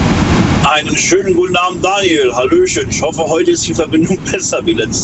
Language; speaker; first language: German; native; German